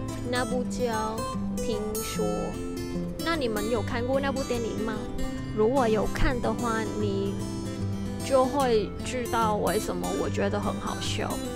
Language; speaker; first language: Chinese; non-native, fluent; Vietnamese